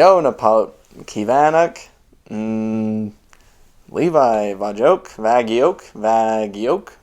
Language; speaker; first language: Hungarian; non-native, fluent; English